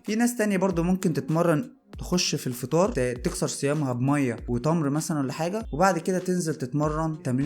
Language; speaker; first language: Arabic; native; Arabic